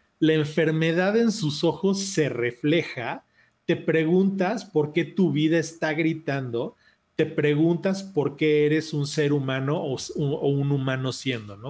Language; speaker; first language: Spanish; native; Spanish